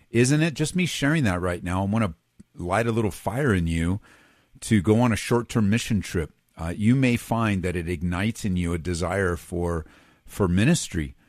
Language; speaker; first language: English; native; English